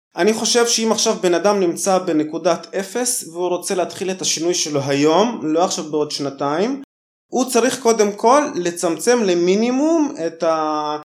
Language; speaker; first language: Hebrew; early bilingual, other home language; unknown